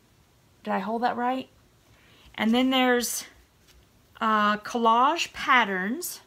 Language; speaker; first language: English; native; English